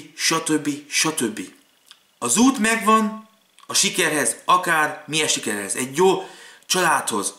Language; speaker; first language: Hungarian; early bilingual, other home language; German